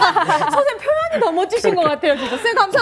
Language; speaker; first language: Korean; native; Korean